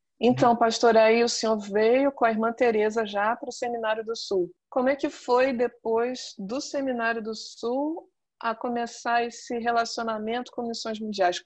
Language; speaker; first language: Portuguese; native; Portuguese